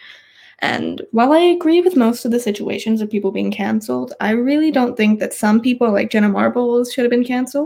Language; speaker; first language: English; native; English